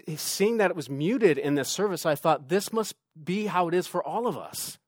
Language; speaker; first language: English; native; English